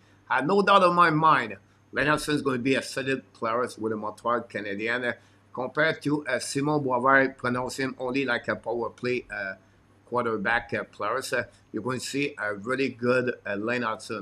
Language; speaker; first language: English; non-native, fluent; French